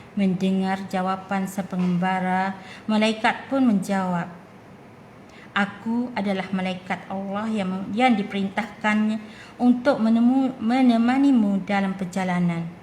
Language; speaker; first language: Malay; native; Malay